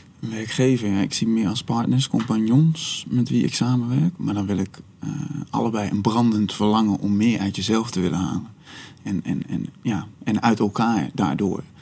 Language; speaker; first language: Dutch; native; Dutch